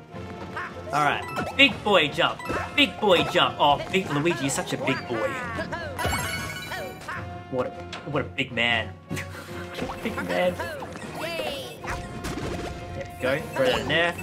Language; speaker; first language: English; native; English